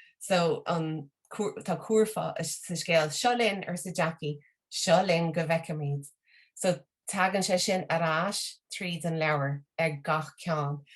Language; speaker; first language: Irish; native; Irish